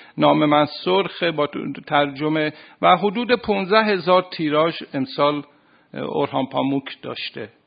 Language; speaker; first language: Persian; native; Persian